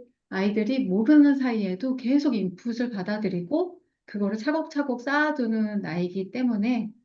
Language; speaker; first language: Korean; native; Korean